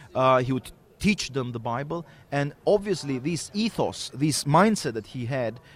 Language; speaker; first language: English; non-native, fluent; Romanian